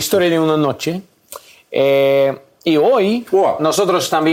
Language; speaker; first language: Spanish; non-native, learner; Russian